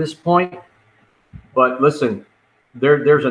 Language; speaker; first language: English; native; English